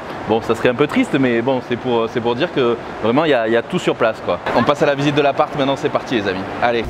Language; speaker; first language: French; native; French